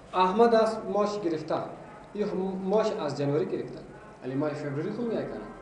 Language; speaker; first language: Persian; non-native, local second language; Pashto